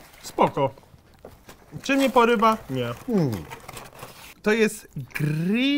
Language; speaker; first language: Polish; native; Polish